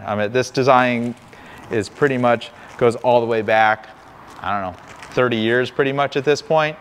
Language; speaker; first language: English; native; English